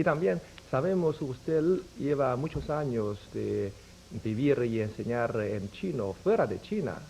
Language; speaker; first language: Spanish; non-native, fluent; Chinese